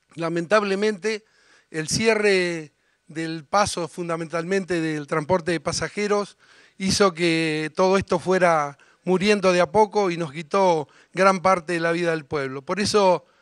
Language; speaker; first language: Spanish; native; Spanish